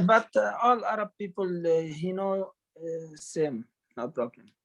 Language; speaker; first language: English; non-native, learner; Arabic